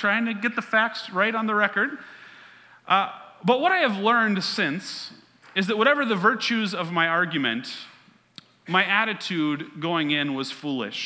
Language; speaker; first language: English; native; English